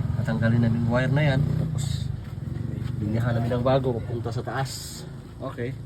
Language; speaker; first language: Filipino; non-native, local second language; Cebuano